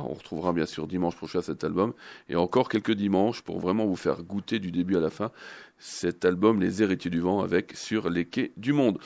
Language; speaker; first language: French; native; French